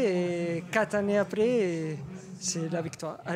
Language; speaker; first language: French; non-native, learner; Spanish